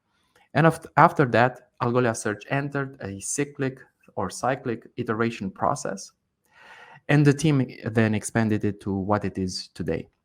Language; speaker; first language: English; non-native, fluent; Romanian